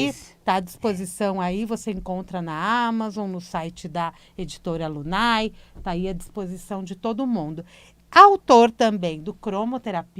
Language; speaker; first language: Portuguese; native; Portuguese